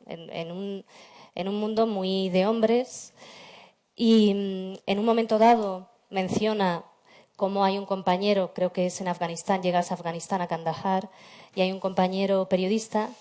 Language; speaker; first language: Spanish; native; Spanish